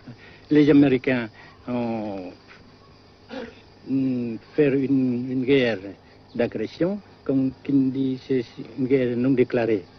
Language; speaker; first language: French; non-native, local second language; Vietnamese